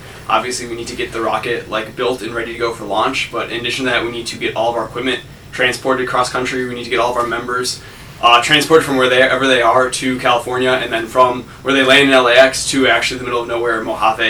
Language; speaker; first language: English; native; English